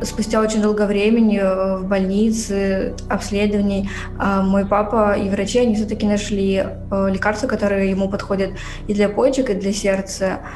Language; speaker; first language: Russian; native; Russian